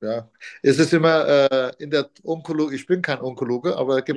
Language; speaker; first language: German; non-native, fluent; Turkish